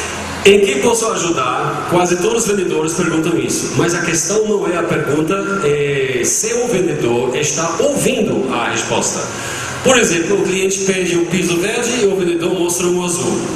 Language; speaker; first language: Portuguese; non-native, fluent; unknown